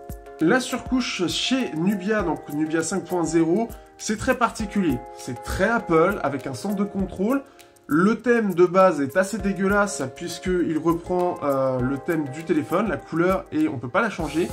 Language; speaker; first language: French; native; French